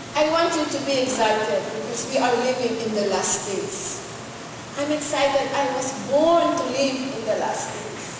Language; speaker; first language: English; non-native, local second language; Filipino